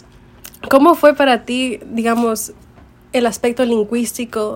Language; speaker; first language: Spanish; early bilingual, heritage; Spanish